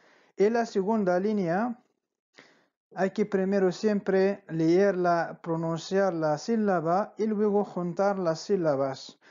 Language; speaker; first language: Spanish; non-native, fluent; Arabic